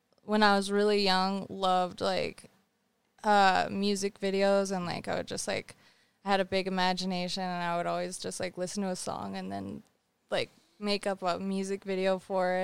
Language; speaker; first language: English; native; English